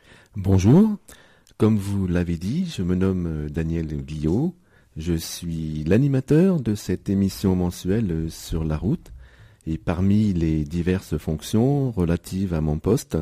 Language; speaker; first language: French; native; French